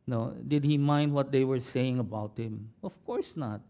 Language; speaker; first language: English; non-native, local second language; Filipino